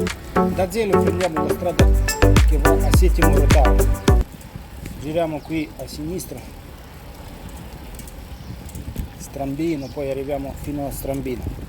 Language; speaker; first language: Italian; non-native, fluent; Romanian